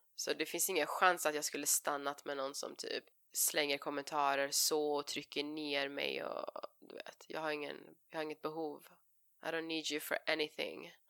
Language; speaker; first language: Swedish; early bilingual, other home language; Persian